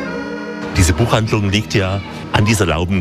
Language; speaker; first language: German; native; German